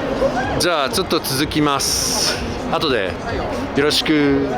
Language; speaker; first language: Japanese; non-native, fluent; English